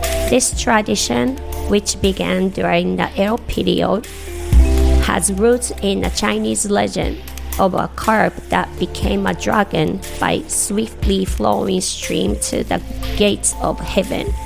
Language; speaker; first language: English; non-native, fluent; Japanese